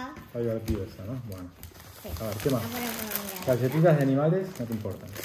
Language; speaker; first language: Spanish; native; Spanish